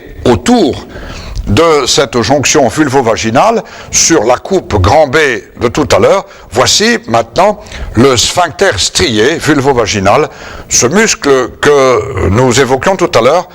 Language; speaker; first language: French; native; French